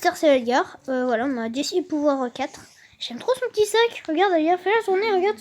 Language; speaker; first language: French; native; French